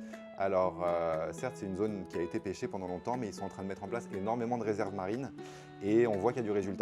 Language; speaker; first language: French; native; French